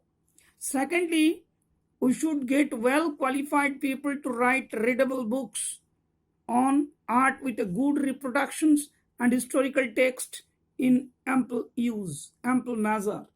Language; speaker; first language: English; non-native, local second language; Bangla